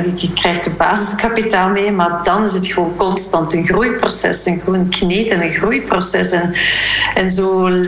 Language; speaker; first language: Dutch; native; Dutch